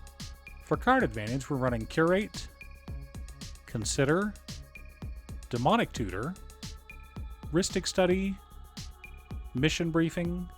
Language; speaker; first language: English; native; English